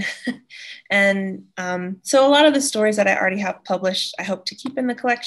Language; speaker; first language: English; native; English